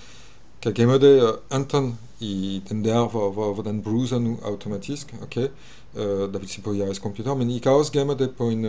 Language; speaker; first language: Danish; non-native, fluent; French